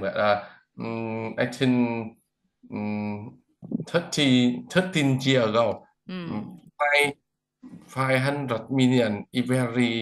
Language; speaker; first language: English; non-native, learner; Vietnamese